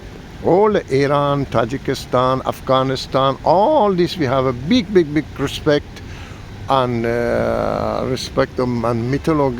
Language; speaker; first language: English; non-native, learner; Persian